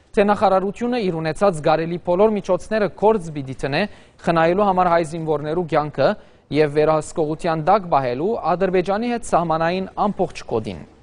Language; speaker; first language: Armenian; early bilingual, heritage; Armenian